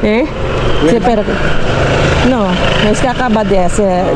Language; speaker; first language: Spanish; non-native, learner; Filipino